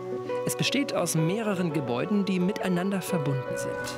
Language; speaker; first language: German; native; German